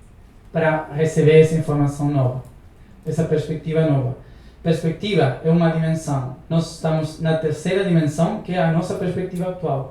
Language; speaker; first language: Portuguese; non-native, learner; Spanish